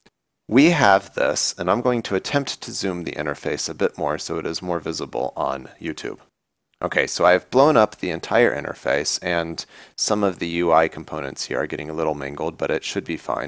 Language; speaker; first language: English; native; English